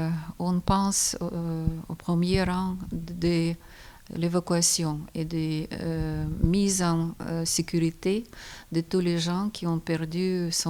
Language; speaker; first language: French; non-native, fluent; Ukrainian